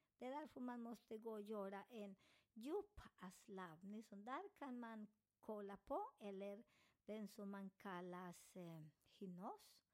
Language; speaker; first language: Swedish; non-native, learner; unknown